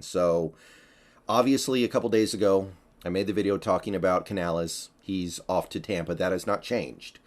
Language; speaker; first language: English; native; English